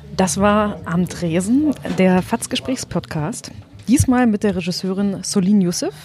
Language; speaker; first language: German; native; German